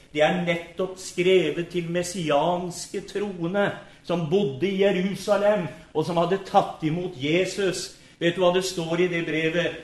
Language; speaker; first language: Norwegian; native; Norwegian